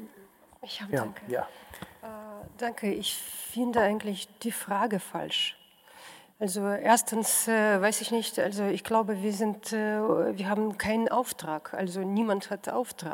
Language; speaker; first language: German; non-native, fluent; Russian